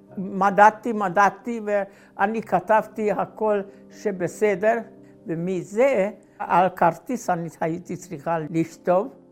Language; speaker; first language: Hebrew; non-native, fluent; Hungarian